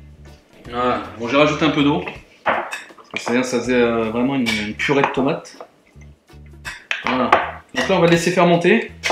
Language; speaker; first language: French; native; French